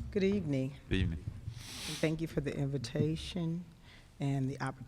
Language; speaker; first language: English; native; English